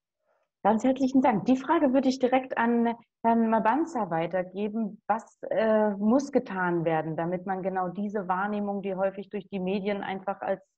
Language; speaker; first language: German; native; German